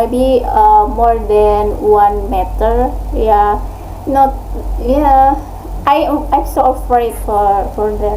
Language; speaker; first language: English; non-native, learner; Indonesian